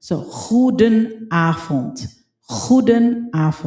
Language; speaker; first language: Dutch; non-native, fluent; Filipino